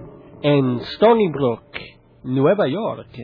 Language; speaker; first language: Spanish; non-native, learner; English